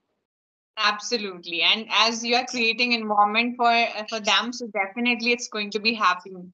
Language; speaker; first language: English; non-native, local second language; Hindi